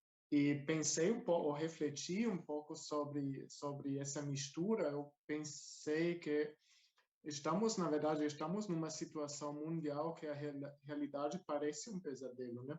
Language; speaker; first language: Portuguese; non-native, fluent; German